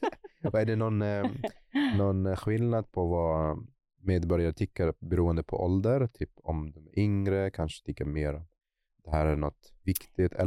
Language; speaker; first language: Swedish; non-native, fluent; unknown